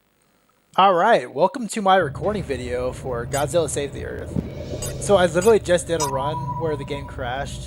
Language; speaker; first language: English; native; English